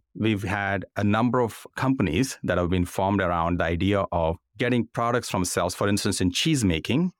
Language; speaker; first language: English; non-native, local second language; Telugu